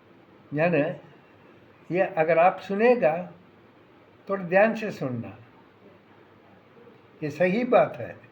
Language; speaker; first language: Hindi; non-native, local second language; Malayalam